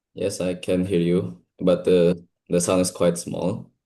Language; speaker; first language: English; non-native, fluent; Indonesian